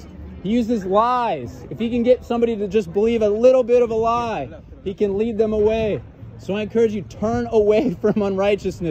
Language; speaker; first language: English; native; English